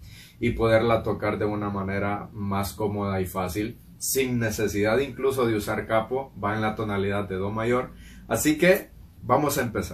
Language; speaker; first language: Spanish; native; Spanish